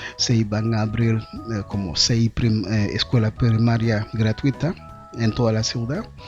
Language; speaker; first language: Spanish; non-native, fluent; Haitian Creole